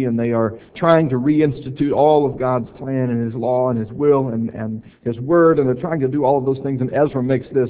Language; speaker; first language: English; native; English